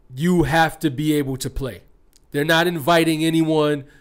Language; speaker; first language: English; native; English